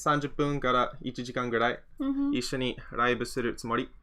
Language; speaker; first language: Japanese; non-native, learner; English